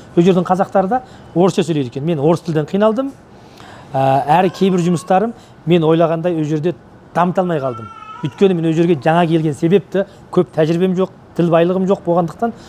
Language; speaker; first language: Kazakh; native; Kazakh